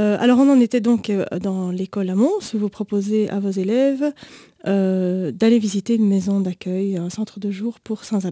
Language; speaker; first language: French; native; French